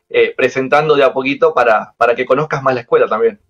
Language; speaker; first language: Spanish; native; Spanish